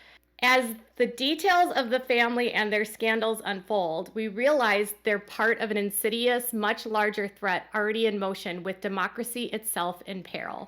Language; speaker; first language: English; native; English